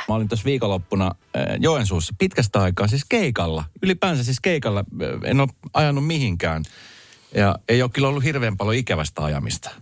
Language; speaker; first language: Finnish; early bilingual, other home language; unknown